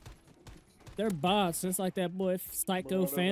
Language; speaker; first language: English; native; English